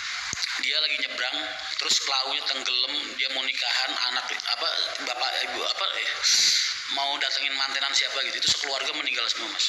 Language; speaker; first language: Indonesian; native; Indonesian